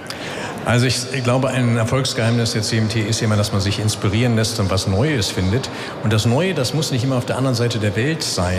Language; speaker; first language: German; native; German